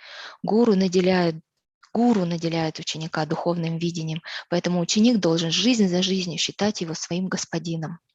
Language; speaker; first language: Russian; native; Russian